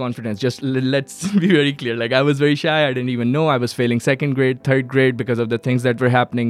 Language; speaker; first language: English; non-native, local second language; Urdu